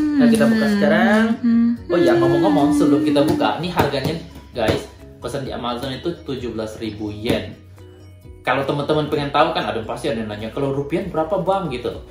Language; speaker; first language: Indonesian; native; Indonesian